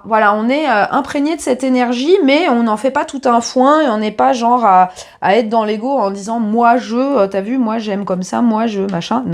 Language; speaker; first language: French; native; French